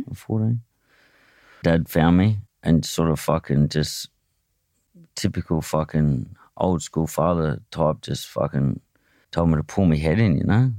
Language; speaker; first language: English; native; English